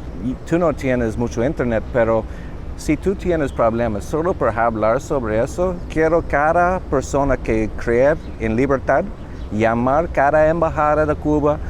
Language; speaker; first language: Spanish; non-native, learner; English